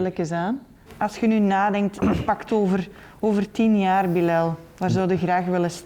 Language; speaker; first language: Dutch; native; Dutch